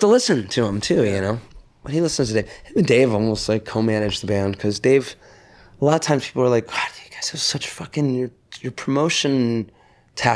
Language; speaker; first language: English; native; English